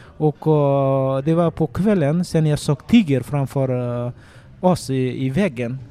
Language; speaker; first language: Swedish; non-native, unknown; Nepali